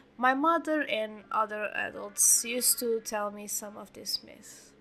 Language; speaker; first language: English; non-native, fluent; Portuguese